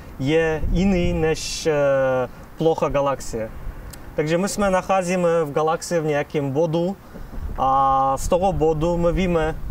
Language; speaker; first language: Czech; non-native, fluent; Russian